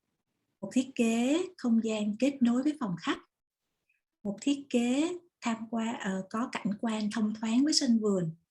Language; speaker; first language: Vietnamese; native; Vietnamese